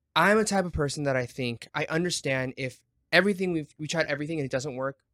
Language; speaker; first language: English; native; English